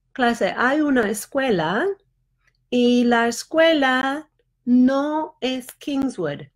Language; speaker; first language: Spanish; non-native, fluent; English